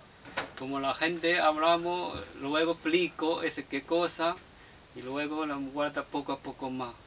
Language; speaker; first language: Spanish; non-native, learner; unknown